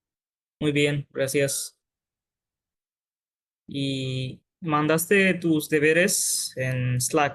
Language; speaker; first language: Spanish; non-native, fluent; Bangla